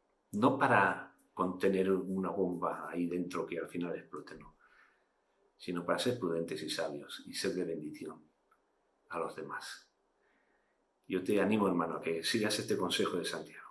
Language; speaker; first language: Spanish; native; Spanish